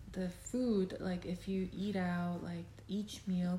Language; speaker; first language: English; non-native, fluent; Korean